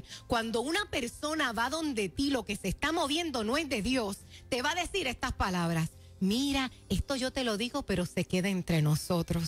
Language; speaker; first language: Spanish; native; Spanish